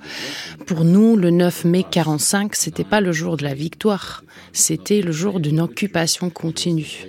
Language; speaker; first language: French; non-native, fluent; Lithuanian